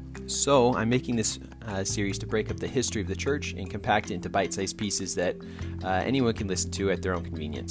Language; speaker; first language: English; native; English